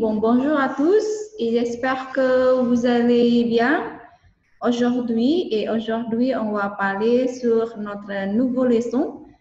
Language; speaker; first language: French; non-native, fluent; Indonesian